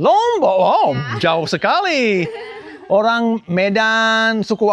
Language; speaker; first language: Indonesian; non-native, learner; English